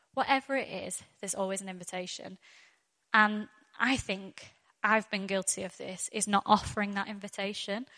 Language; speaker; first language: English; native; English